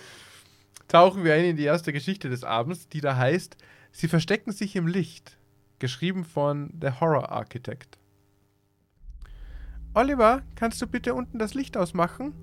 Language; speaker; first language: German; native; German